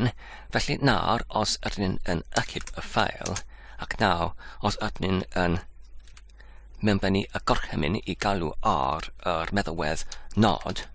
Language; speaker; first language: Welsh; non-native, fluent; English